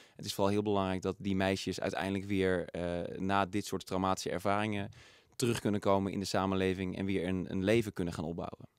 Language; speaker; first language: Dutch; native; Dutch